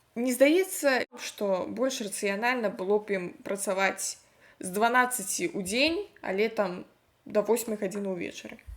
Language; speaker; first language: Belarusian; non-native, local second language; Russian